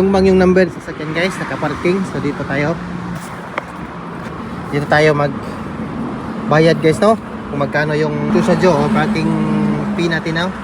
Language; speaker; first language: Filipino; native; Filipino